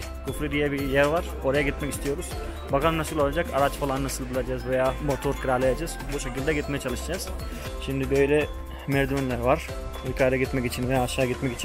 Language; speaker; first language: Turkish; non-native, fluent; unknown